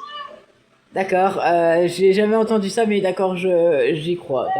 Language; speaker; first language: French; native; French